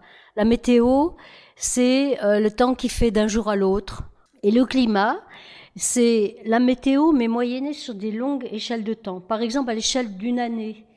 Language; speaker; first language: French; native; French